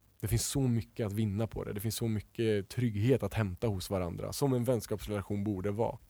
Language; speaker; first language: Swedish; native; Swedish